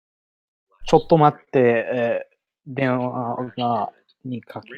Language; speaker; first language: Japanese; non-native, learner; English